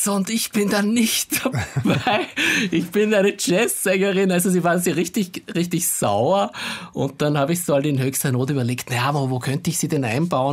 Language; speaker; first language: German; native; German